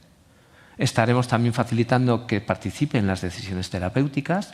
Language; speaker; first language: Spanish; native; Spanish